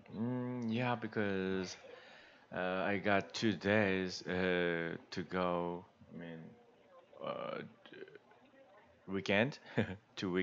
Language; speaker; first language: English; non-native, learner; Korean